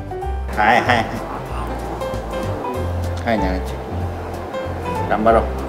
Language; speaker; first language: Japanese; native; Japanese